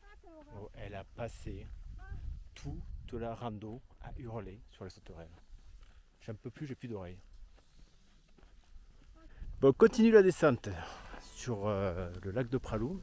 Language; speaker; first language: French; native; French